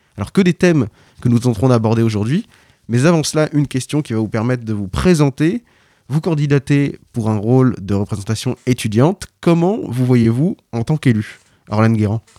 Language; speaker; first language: French; native; French